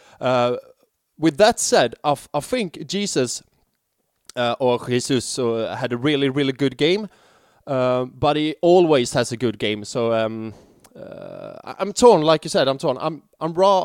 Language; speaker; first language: English; non-native, fluent; Swedish